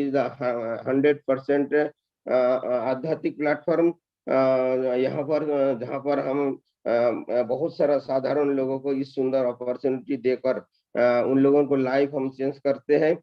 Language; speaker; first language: Hindi; non-native, local second language; Bangla